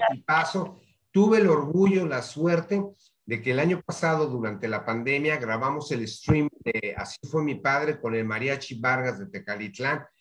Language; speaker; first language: Spanish; native; Spanish